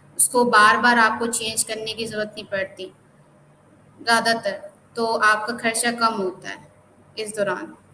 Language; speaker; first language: Urdu; non-native, local second language; Sindhi